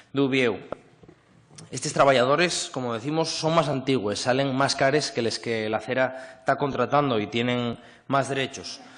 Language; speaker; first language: Asturian; native; Asturian